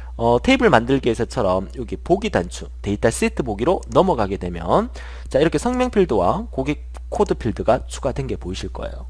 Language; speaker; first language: Korean; native; Korean